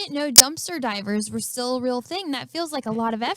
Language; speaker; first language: English; native; English